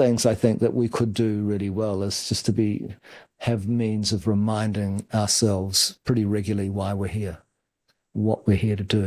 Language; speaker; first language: English; native; English